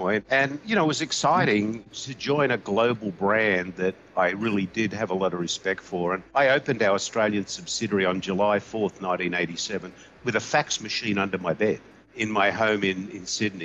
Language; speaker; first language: English; native; English